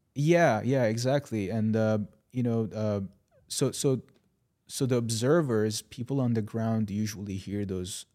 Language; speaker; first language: English; non-native, fluent; Arabic